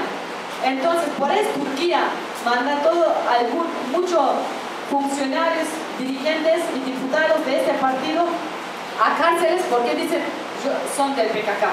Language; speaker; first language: Spanish; non-native, fluent; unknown